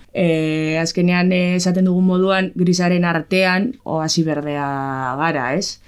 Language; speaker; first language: Basque; native; Basque